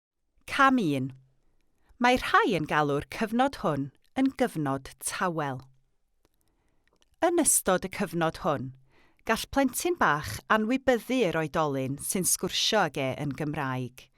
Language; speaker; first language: Welsh; native; Welsh